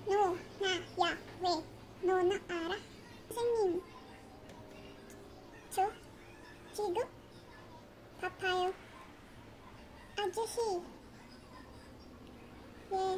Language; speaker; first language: Korean; non-native, learner; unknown